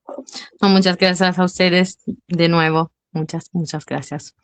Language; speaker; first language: Spanish; non-native, fluent; Italian